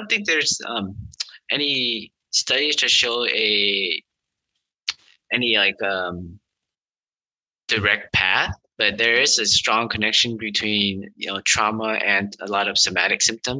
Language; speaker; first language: English; early bilingual, other home language; Vietnamese